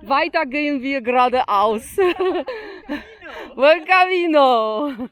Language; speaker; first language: German; non-native, learner; Polish